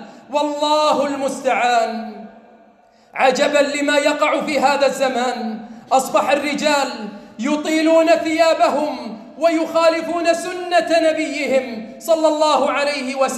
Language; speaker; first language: Arabic; native; Arabic